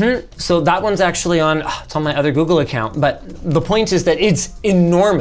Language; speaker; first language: English; native; English